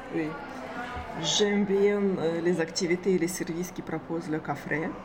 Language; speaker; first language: French; non-native, fluent; Russian